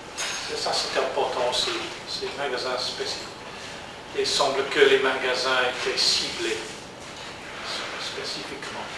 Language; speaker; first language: French; non-native, learner; English